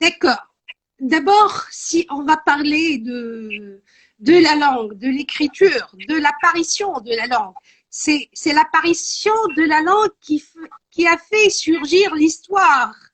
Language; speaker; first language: French; non-native, local second language; Arabic